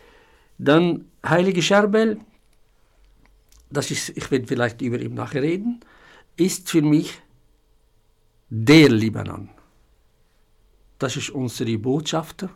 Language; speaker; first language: German; non-native, fluent; Arabic